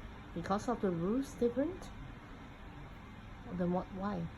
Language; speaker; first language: English; non-native, local second language; Cantonese